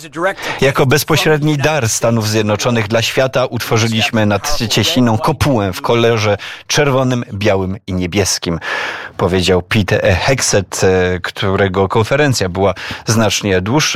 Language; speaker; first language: Polish; native; Polish